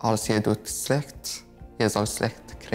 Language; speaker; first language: Dutch; non-native, learner; Arabic